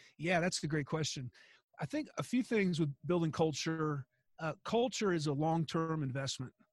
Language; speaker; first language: English; native; English